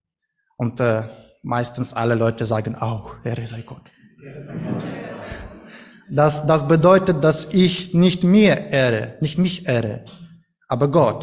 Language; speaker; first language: German; non-native, learner; Ukrainian